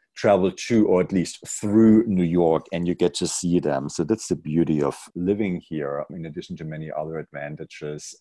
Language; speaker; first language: English; non-native, fluent; German